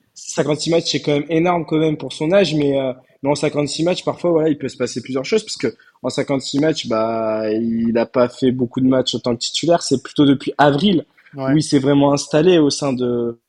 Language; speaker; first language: French; early bilingual, heritage; Turkish